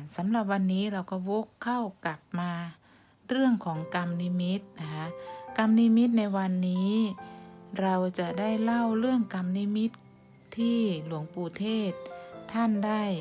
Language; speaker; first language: Thai; native; Thai